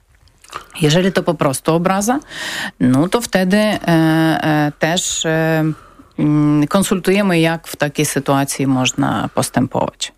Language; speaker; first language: Polish; non-native, learner; Ukrainian